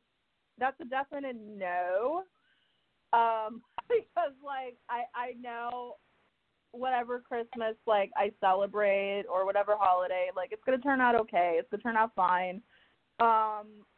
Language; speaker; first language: English; early bilingual, other home language; Spanish